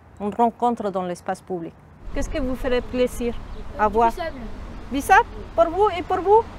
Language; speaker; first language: French; non-native, fluent; Spanish